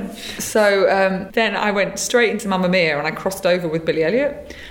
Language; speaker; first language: English; native; English